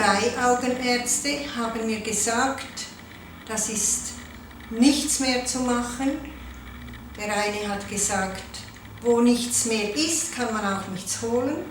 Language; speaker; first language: German; non-native, local second language; Italian